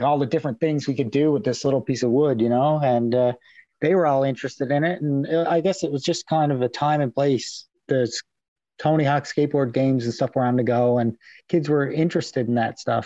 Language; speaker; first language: English; native; English